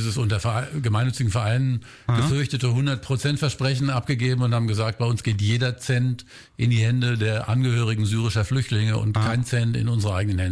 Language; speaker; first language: German; native; German